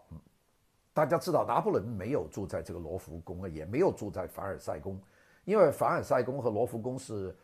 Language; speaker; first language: Chinese; non-native, local second language; Cantonese